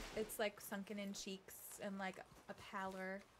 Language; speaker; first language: English; native; English